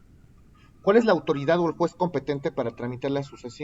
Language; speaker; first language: Spanish; native; Spanish